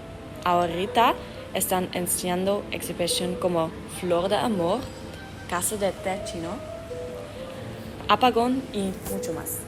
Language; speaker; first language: Spanish; non-native, learner; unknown